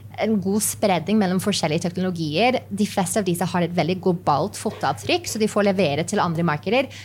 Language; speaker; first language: Norwegian; non-native, fluent; English